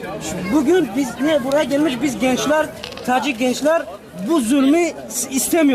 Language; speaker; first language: Turkish; non-native, learner; Tajik